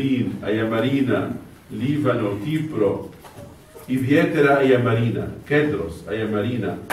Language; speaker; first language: Greek; non-native, fluent; Arabic